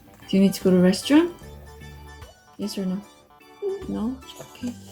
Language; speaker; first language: English; non-native, fluent; Korean